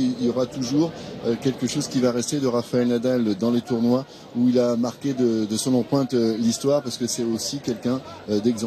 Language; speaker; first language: French; native; French